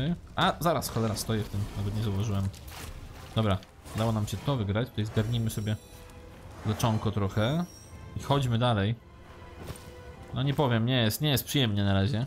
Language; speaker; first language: Polish; native; Polish